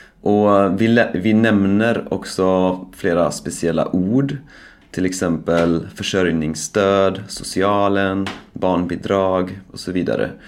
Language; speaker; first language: Swedish; native; Swedish